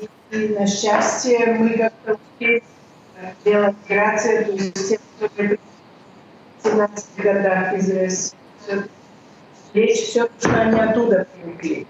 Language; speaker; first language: Russian; early bilingual, heritage; Russian